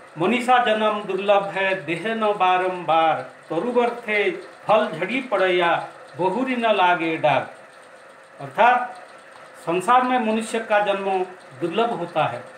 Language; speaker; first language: Hindi; non-native, local second language; Odia